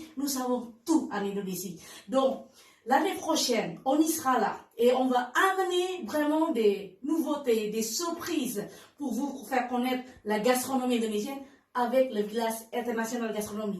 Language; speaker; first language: French; non-native, fluent; Indonesian